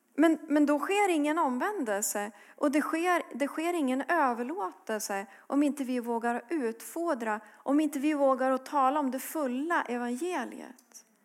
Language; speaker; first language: Swedish; native; Swedish